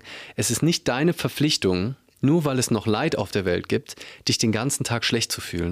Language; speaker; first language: German; native; German